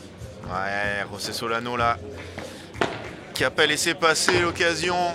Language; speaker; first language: French; native; French